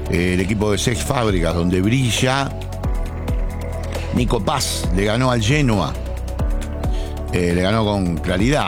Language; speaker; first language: Spanish; native; Spanish